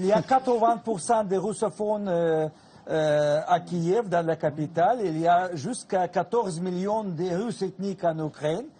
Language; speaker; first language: French; non-native, fluent; Russian